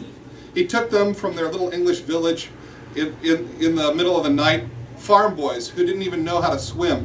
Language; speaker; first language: English; native; English